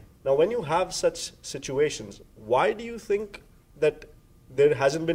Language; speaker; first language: English; non-native, local second language; Hindi